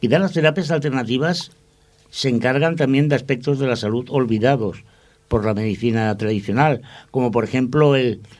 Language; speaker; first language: Spanish; native; Spanish